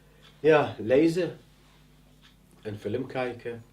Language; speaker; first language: Dutch; non-native, learner; Arabic